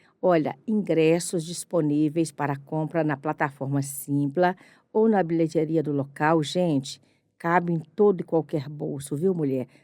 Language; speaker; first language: Portuguese; native; Portuguese